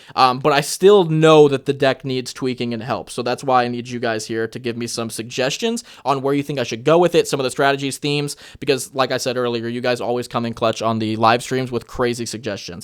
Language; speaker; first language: English; native; English